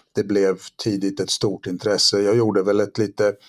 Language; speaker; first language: Swedish; early bilingual, other home language; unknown